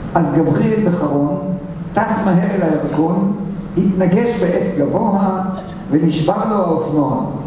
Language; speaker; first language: Hebrew; native; Hebrew